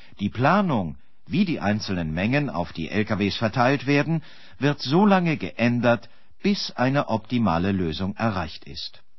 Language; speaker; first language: German; native; German